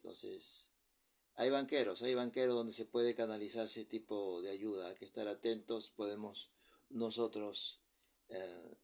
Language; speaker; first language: Spanish; native; Spanish